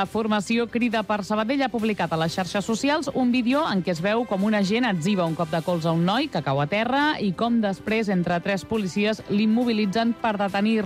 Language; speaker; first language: Catalan; native; Catalan